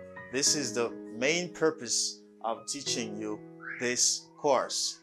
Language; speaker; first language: English; non-native, learner; Haitian Creole